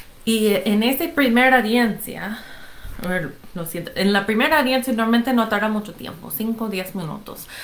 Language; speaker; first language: Spanish; non-native, fluent; English